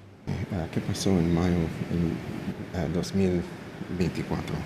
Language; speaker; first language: Spanish; early bilingual, heritage; English